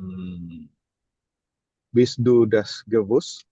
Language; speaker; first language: German; non-native, learner; Indonesian